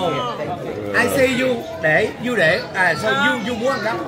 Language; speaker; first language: English; non-native, learner; Vietnamese